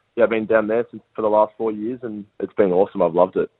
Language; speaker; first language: English; native; English